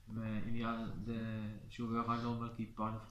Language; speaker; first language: French; non-native, learner; Dutch